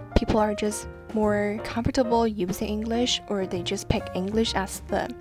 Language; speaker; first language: English; non-native, local second language; Cantonese